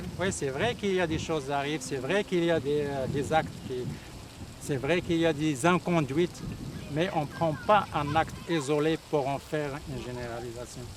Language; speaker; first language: French; non-native, local second language; Arabic